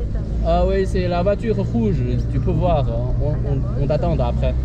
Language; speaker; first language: French; non-native, learner; Chinese